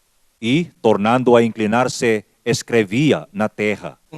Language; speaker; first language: Portuguese; native; Portuguese